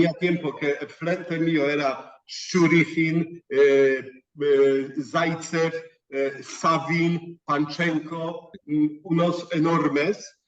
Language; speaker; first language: Spanish; non-native, fluent; Polish